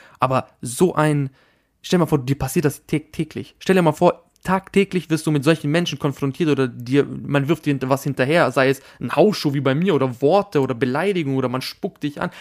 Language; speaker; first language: German; early bilingual, other home language; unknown